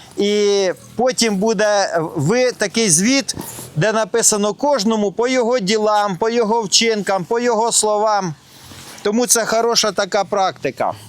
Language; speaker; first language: Ukrainian; non-native, local second language; Russian